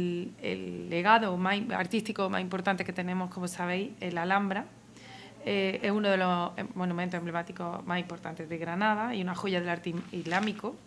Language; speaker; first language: Spanish; native; Spanish